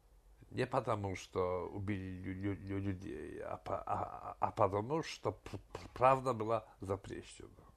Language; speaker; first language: Russian; non-native, fluent; Polish